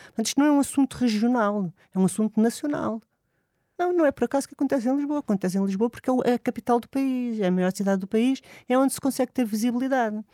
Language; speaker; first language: Portuguese; native; Portuguese